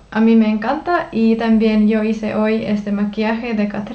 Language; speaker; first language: Spanish; non-native, learner; Finnish